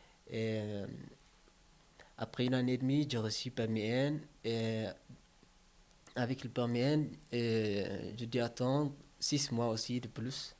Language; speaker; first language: French; non-native, learner; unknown